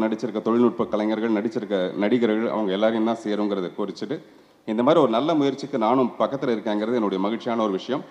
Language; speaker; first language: Tamil; native; Tamil